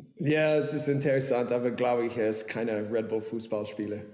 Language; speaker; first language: German; non-native, learner; English